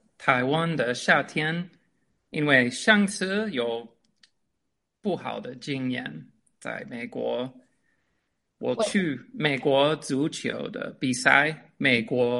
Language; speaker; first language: Chinese; non-native, fluent; English